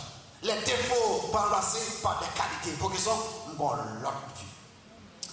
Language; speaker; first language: French; non-native, local second language; Haitian Creole